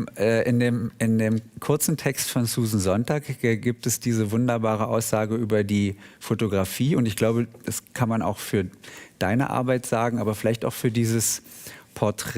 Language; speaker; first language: German; native; German